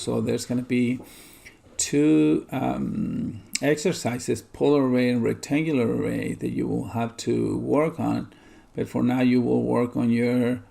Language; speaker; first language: English; native; English